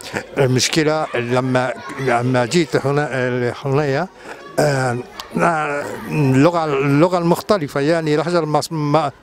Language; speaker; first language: Arabic; non-native, learner; Japanese